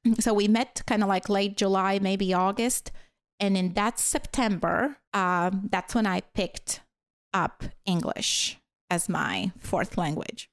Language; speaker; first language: English; non-native, fluent; Latvian